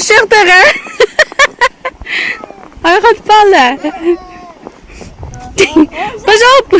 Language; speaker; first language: Dutch; non-native, fluent; Filipino